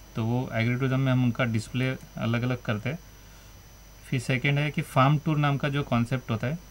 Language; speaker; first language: Hindi; non-native, local second language; Marathi